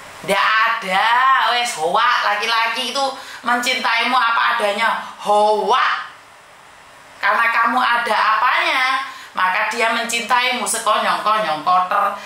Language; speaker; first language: Indonesian; non-native, local second language; Javanese